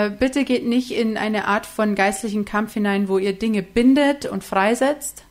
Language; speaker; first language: German; native; German